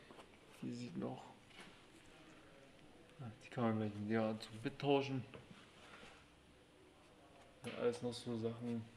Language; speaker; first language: German; native; German